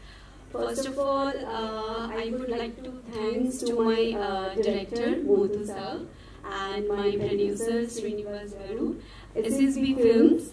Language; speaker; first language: Telugu; non-native, learner; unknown